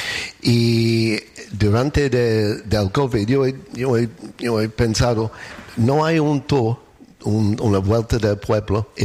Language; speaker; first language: Spanish; non-native, learner; English